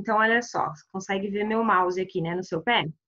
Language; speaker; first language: Portuguese; native; Portuguese